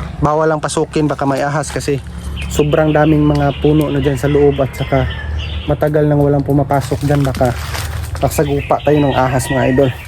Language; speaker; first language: Filipino; non-native, local second language; Cebuano